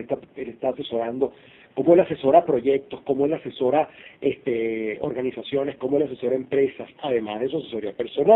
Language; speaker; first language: Spanish; native; Spanish